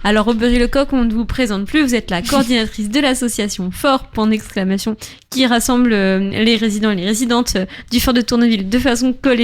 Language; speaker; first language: French; native; French